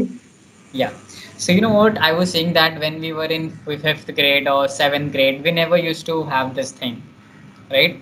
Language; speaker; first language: English; non-native, local second language; Hindi